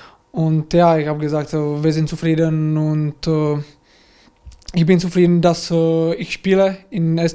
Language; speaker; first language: German; non-native, learner; Czech